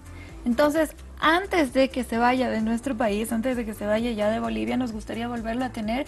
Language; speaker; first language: Spanish; native; Spanish